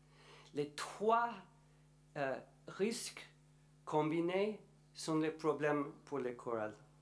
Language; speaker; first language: French; non-native, learner; English